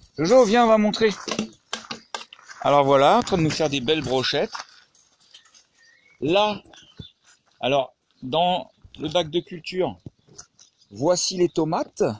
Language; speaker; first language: French; native; French